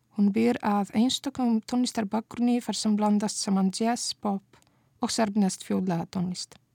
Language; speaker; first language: Icelandic; non-native, fluent; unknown